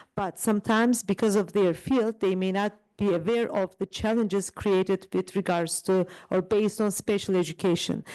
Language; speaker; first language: English; non-native, fluent; Turkish